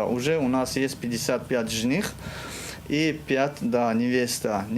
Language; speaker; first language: Russian; non-native, learner; Tajik